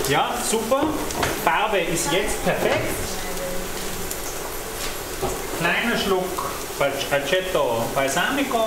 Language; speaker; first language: German; native; German